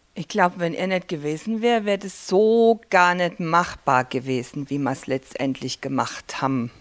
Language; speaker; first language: German; native; German